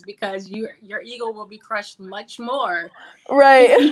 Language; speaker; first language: English; native; English